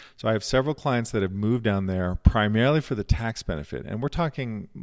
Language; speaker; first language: English; native; English